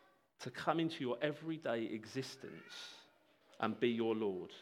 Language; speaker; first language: English; native; English